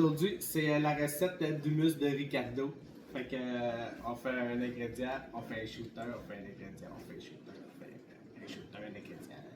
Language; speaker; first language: French; native; French